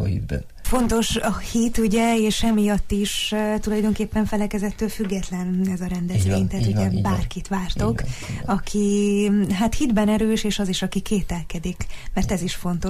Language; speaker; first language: Hungarian; native; Hungarian